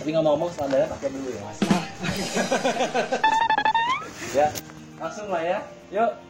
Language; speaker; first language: Indonesian; native; Indonesian